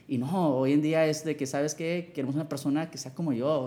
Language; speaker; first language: Spanish; early bilingual, heritage; Spanish